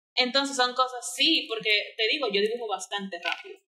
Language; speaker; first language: Spanish; native; Spanish